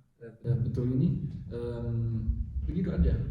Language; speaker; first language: Indonesian; non-native, fluent; German